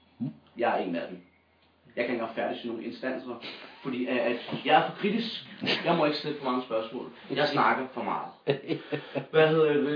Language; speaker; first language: Danish; native; Danish